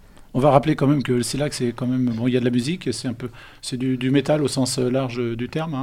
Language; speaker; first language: French; native; French